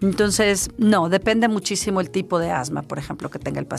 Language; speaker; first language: Spanish; native; Spanish